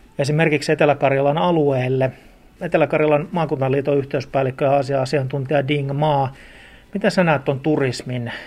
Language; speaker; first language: Finnish; native; Finnish